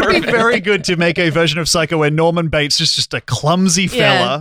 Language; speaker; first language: English; native; English